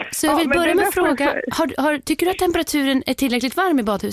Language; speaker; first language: Swedish; native; Swedish